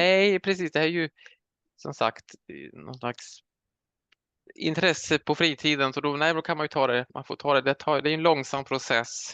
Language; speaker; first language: Swedish; native; Swedish